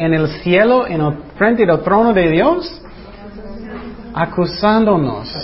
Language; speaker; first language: Spanish; non-native, fluent; English